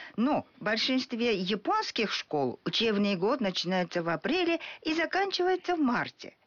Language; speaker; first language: Russian; non-native, fluent; Japanese